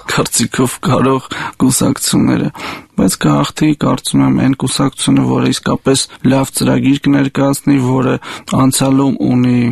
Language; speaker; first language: Armenian; native; Armenian